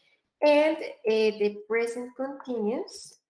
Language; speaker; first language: English; non-native, fluent; Spanish